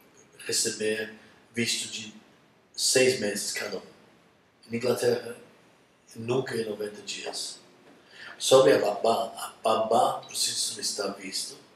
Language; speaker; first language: Portuguese; non-native, fluent; English